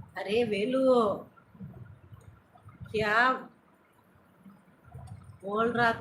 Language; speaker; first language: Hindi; non-native, local second language; Tamil